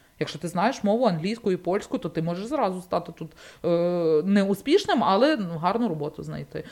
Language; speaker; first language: Ukrainian; native; Ukrainian